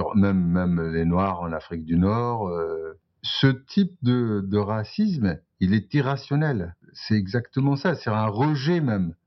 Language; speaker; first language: French; non-native, local second language; Arabic